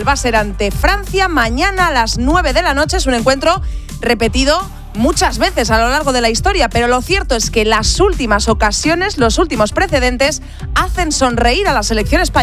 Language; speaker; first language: Spanish; native; Spanish